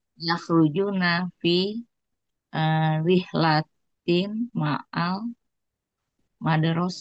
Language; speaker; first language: Arabic; non-native, learner; Indonesian